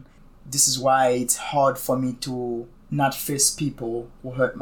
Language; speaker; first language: English; non-native, fluent; Haitian Creole